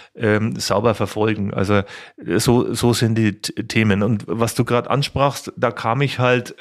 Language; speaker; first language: German; native; German